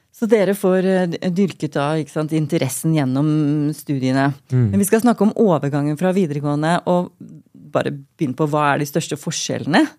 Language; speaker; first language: Norwegian; native; Norwegian